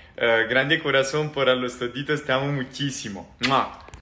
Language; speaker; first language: Spanish; non-native, learner; Serbian